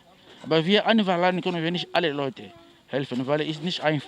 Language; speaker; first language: German; non-native, learner; Portuguese